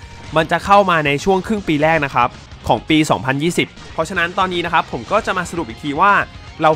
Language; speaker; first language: Thai; native; Thai